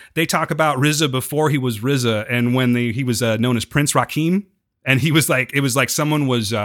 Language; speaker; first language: English; native; English